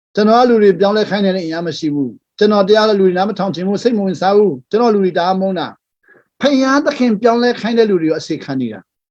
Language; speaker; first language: Burmese; non-native, local second language; Hakha Chin